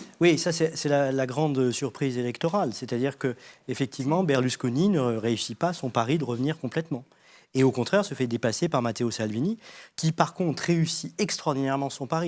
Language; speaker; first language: French; native; French